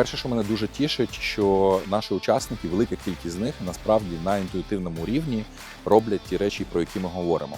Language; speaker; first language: Ukrainian; native; Ukrainian